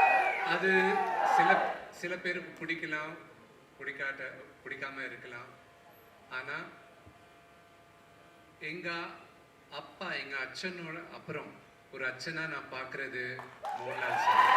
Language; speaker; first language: Tamil; non-native, local second language; Telugu